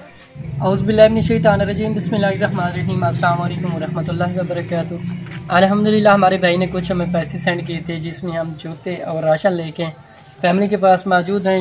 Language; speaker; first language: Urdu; non-native, local second language; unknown